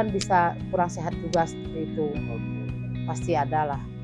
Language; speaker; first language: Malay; non-native, local second language; Balinese